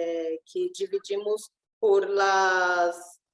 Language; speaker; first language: Spanish; non-native, learner; Portuguese